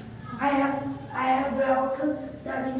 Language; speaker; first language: English; non-native, learner; Hindi